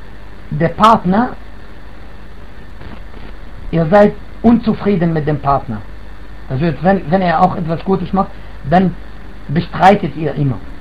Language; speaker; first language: German; non-native, fluent; Arabic